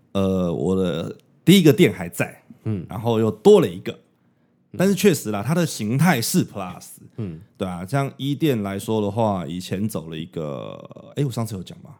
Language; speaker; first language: Chinese; native; Chinese